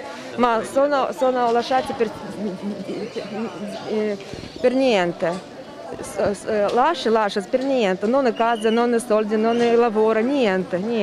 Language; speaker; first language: Italian; non-native, learner; Ukrainian